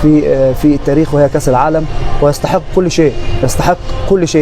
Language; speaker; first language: Arabic; native; Arabic